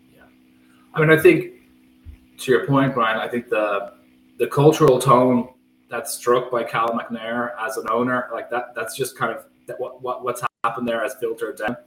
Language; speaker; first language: English; native; English